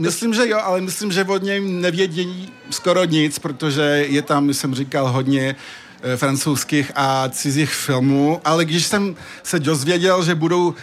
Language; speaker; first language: Czech; early bilingual, heritage; French